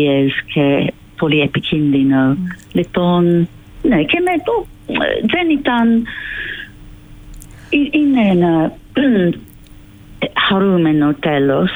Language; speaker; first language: Greek; non-native, fluent; English